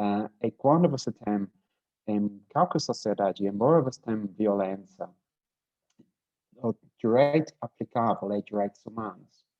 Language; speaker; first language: Portuguese; non-native, learner; English